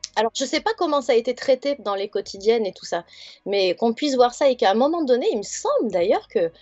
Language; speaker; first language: French; native; French